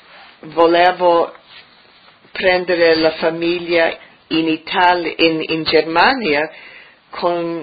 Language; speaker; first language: Italian; early bilingual, heritage; English